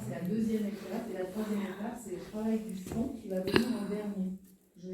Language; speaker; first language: French; native; French